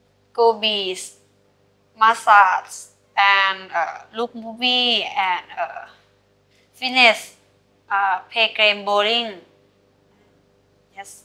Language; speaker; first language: English; non-native, learner; Thai